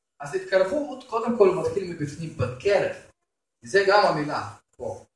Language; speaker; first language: Hebrew; non-native, fluent; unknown